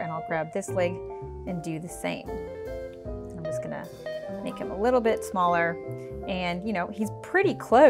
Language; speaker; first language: English; native; English